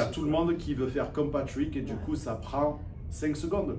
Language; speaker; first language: French; native; French